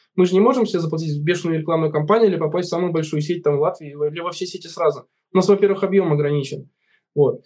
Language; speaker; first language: Russian; native; Russian